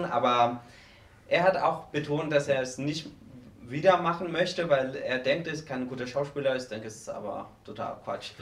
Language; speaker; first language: German; non-native, learner; Spanish